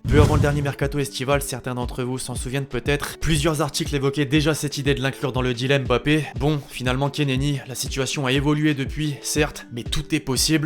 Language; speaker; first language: French; native; French